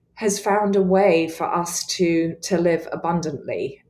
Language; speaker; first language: English; native; English